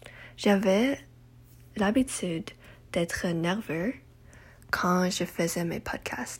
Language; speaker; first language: French; non-native, learner; English